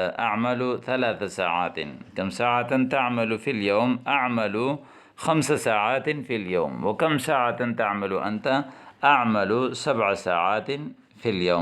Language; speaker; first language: Arabic; non-native, fluent; Urdu